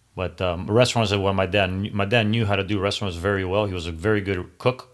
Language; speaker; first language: English; early bilingual, other home language; Greek